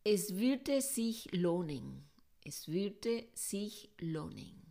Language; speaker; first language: German; non-native, fluent; Spanish